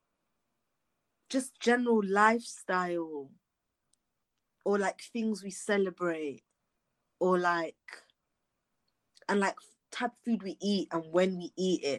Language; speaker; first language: English; native; English